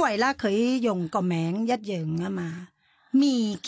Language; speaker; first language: Chinese; non-native, fluent; Thai